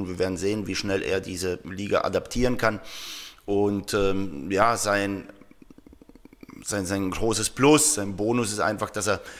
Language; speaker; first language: German; native; German